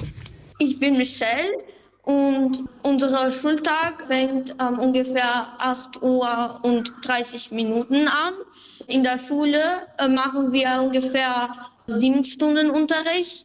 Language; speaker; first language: German; non-native, learner; Albanian